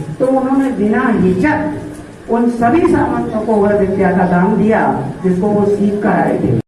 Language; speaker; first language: Hindi; native; Hindi